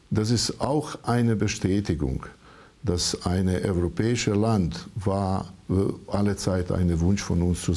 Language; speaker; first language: German; non-native, learner; Croatian